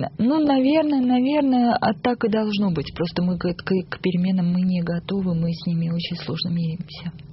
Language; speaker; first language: Russian; non-native, local second language; Armenian